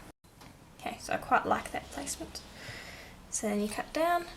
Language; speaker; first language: English; native; English